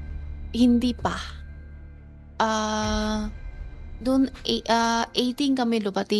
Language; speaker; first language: Filipino; non-native, learner; Chinese